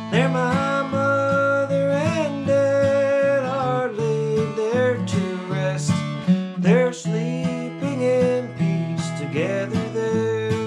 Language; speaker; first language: English; native; English